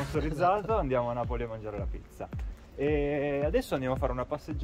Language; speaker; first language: Italian; native; Italian